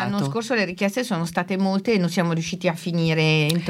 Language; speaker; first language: Italian; native; Italian